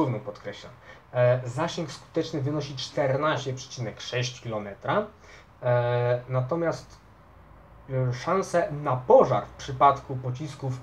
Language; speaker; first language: Polish; native; Polish